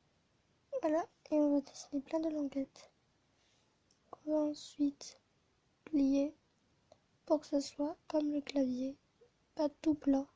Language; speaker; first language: French; native; French